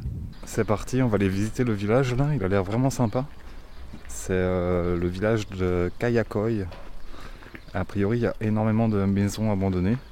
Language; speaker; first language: French; native; French